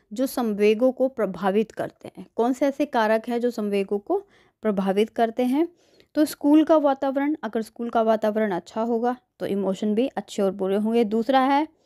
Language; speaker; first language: Hindi; native; Hindi